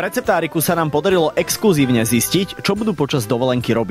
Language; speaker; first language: Slovak; native; Slovak